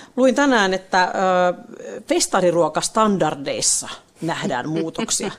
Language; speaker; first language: Finnish; native; Finnish